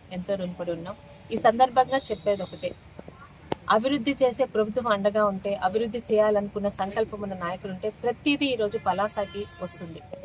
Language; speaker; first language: Telugu; native; Telugu